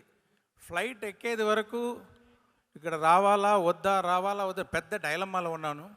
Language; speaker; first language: Telugu; non-native, learner; Tamil